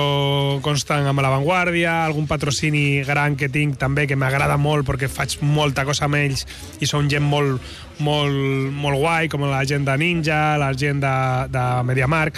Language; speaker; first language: Catalan; non-native, local second language; Spanish